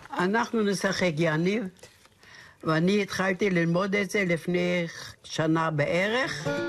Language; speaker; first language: Hebrew; non-native, fluent; German